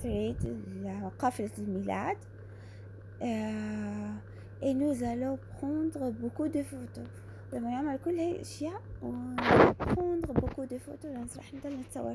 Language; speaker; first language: French; non-native, learner; Arabic